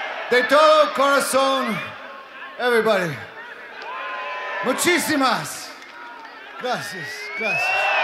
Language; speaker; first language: Spanish; non-native, learner; English